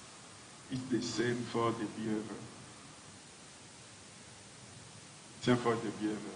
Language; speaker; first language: English; non-native, learner; French